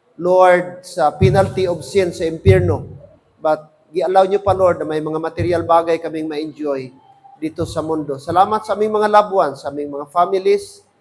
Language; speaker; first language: Filipino; non-native, local second language; Hiligaynon